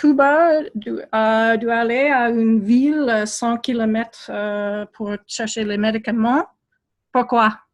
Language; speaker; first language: French; non-native, fluent; English